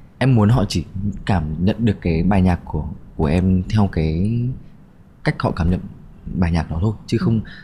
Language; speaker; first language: Vietnamese; native; Vietnamese